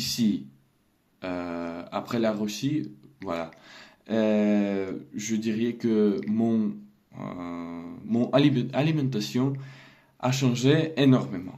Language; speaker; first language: French; non-native, learner; Russian